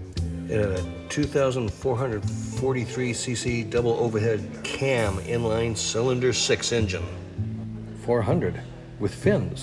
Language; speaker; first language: English; native; English